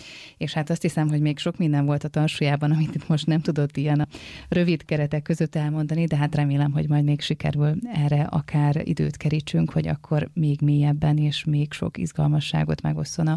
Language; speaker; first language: Hungarian; native; Hungarian